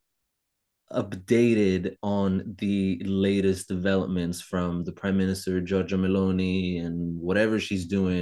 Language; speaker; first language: English; non-native, fluent; Italian